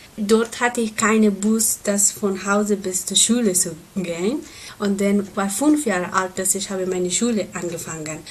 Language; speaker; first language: German; non-native, learner; Persian